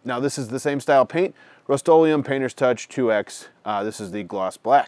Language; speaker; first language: English; native; English